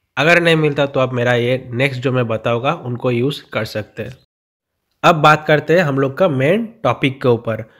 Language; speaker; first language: Hindi; non-native, local second language; Bangla